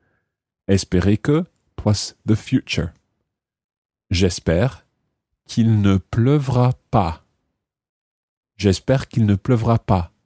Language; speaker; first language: French; non-native, fluent; English